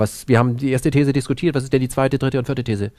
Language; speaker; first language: German; native; German